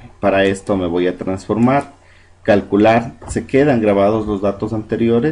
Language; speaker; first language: Spanish; native; Spanish